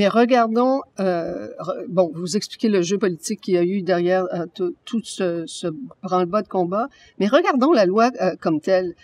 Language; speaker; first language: French; native; French